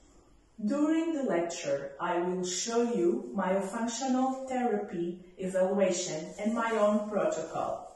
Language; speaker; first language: English; non-native, fluent; Portuguese